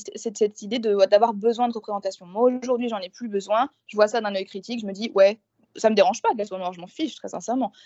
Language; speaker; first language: French; native; French